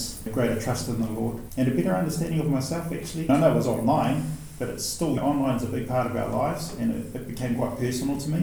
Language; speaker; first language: English; native; English